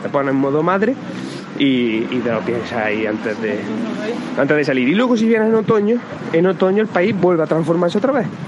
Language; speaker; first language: Spanish; native; Spanish